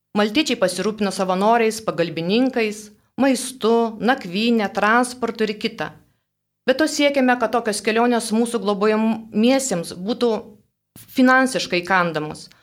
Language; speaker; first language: Lithuanian; native; Lithuanian